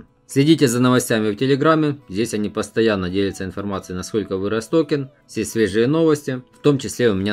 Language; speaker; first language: Russian; native; Russian